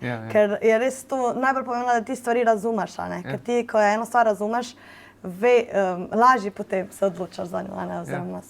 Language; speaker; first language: Slovenian; native; Slovenian